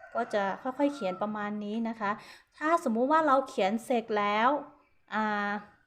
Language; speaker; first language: Thai; non-native, local second language; Hmong